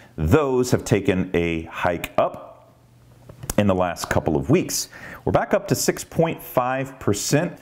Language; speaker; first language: English; native; English